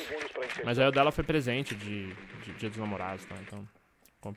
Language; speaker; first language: Portuguese; native; Portuguese